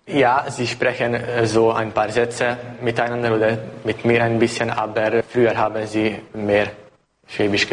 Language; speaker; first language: German; non-native, local second language; Hungarian